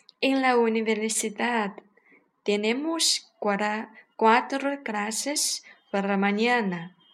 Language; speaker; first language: Spanish; non-native, learner; Chinese